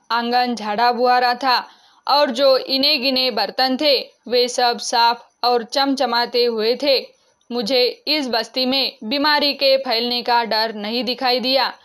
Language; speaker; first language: Hindi; non-native, local second language; Marathi